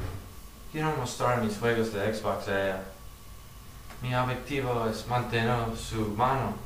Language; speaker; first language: Spanish; non-native, learner; English